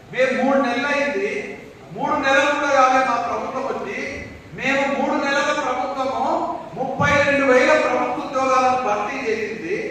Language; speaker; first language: Telugu; native; Telugu